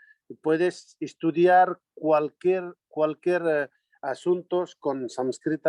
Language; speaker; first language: Spanish; non-native, learner; Nepali